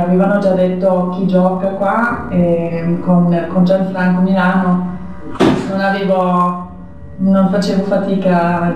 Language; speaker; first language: Italian; non-native, fluent; German